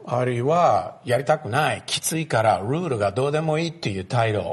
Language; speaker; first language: Japanese; non-native, learner; English